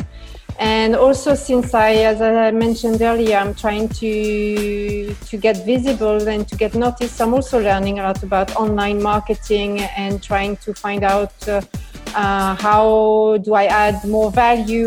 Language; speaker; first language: English; non-native, fluent; French